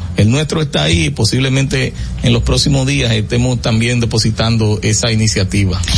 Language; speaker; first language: Spanish; native; Spanish